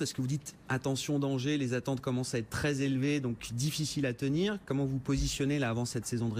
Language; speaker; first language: French; native; French